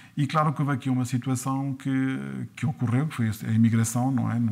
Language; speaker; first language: Portuguese; early bilingual, other home language; French